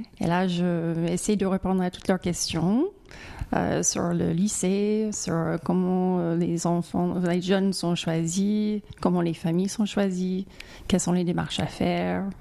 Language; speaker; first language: French; non-native, fluent; English